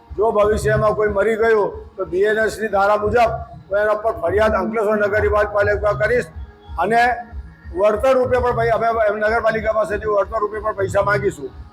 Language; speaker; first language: Gujarati; native; Gujarati